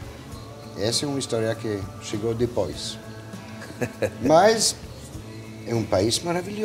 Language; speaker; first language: Portuguese; non-native, fluent; French